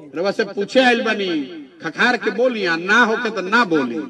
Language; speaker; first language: Hindi; native; Hindi